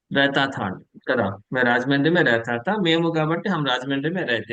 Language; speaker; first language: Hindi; non-native, fluent; Telugu